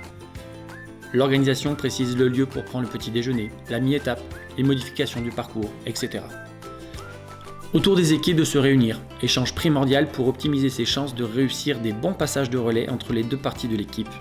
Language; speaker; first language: French; native; French